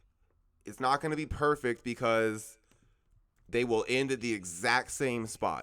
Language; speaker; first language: English; native; English